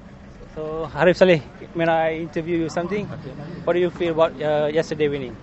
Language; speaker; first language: English; non-native, learner; Malay